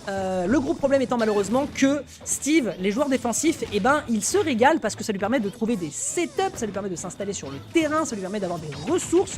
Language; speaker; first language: French; native; French